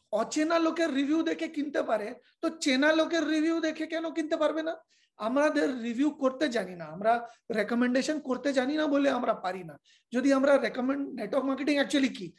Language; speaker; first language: Bangla; non-native, fluent; Hindi